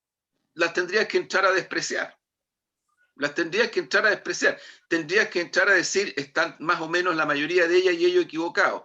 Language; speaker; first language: Spanish; native; Spanish